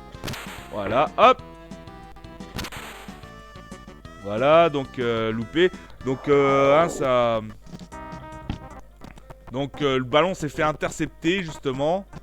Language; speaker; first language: French; native; French